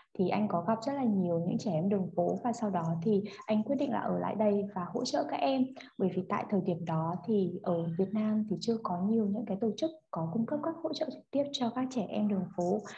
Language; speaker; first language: Vietnamese; native; Vietnamese